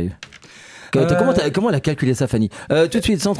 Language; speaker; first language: French; native; French